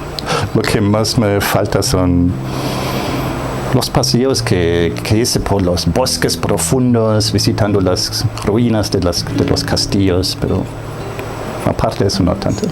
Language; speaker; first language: Spanish; non-native, fluent; German